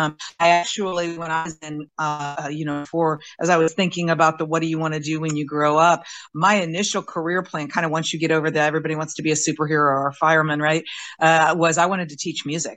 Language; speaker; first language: English; native; English